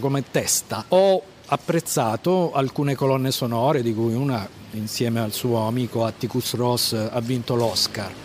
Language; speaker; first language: Italian; native; Italian